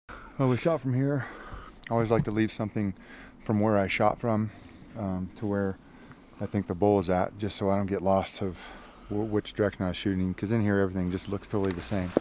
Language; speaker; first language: English; native; English